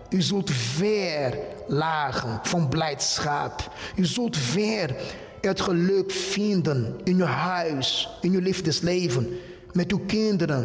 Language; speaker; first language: Dutch; non-native, fluent; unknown